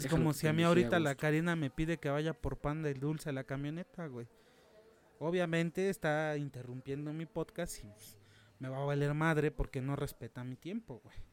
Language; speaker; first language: Spanish; native; Spanish